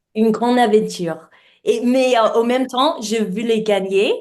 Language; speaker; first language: French; non-native, learner; English